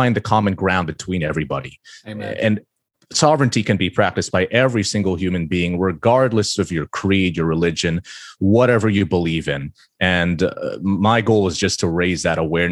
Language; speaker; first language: English; non-native, local second language; Filipino